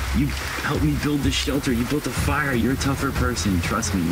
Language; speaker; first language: English; native; English